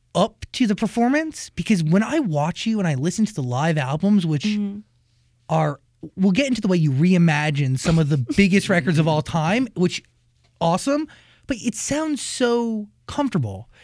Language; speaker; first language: English; native; English